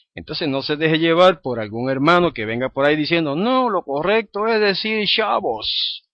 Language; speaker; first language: Spanish; native; Spanish